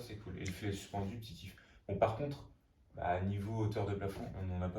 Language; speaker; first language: French; native; French